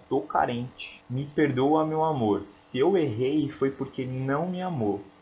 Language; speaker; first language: Portuguese; native; Portuguese